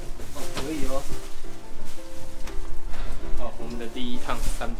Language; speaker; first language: Chinese; native; Chinese